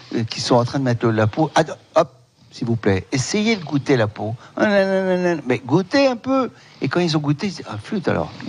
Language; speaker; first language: French; native; French